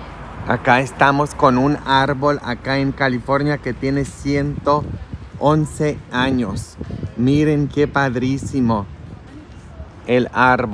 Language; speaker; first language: Spanish; early bilingual, heritage; Spanish